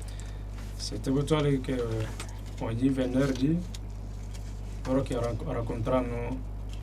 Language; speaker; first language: French; non-native, learner; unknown